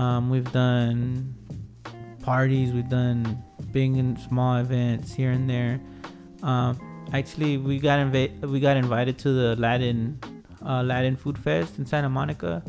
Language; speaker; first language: English; early bilingual, other home language; Spanish